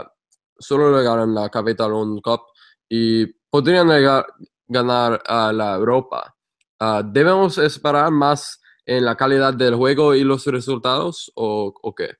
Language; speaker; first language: Spanish; non-native, fluent; English